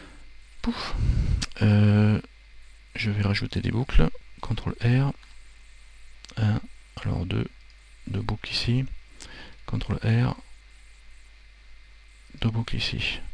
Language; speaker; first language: French; native; French